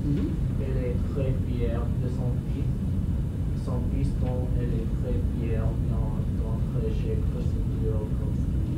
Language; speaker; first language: French; non-native, learner; English